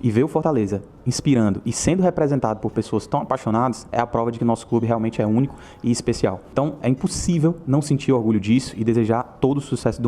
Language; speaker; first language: Portuguese; native; Portuguese